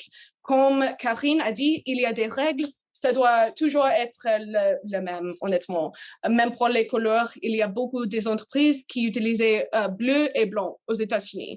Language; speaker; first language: French; non-native, learner; English